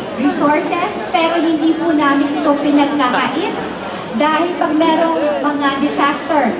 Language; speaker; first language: Filipino; native; Filipino